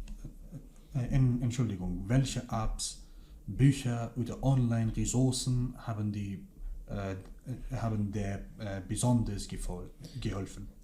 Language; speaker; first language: German; non-native, fluent; Kurdish